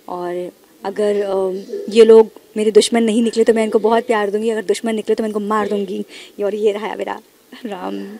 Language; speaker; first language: Hindi; native; Hindi